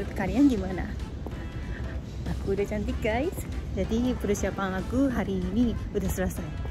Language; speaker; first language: Indonesian; non-native, fluent; Japanese